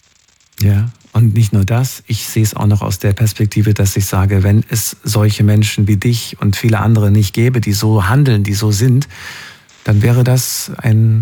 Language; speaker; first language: German; native; German